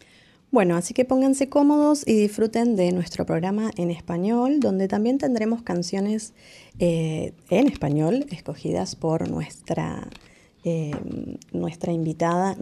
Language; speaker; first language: Spanish; native; Spanish